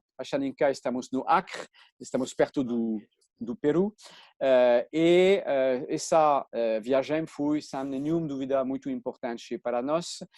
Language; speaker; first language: Portuguese; non-native, fluent; French